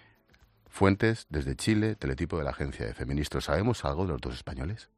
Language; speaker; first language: Spanish; native; Spanish